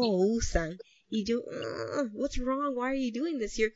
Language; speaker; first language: English; early bilingual, other home language; Spanish